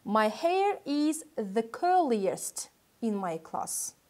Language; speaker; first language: English; non-native, fluent; Kazakh